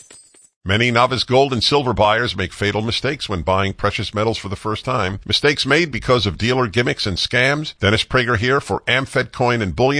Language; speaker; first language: English; native; English